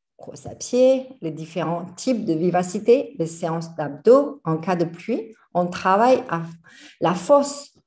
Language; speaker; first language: French; non-native, fluent; Chinese